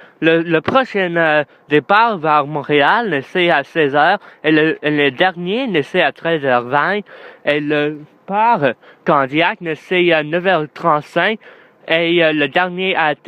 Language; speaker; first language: French; non-native, learner; English